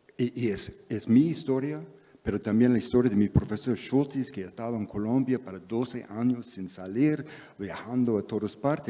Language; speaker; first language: Spanish; non-native, fluent; English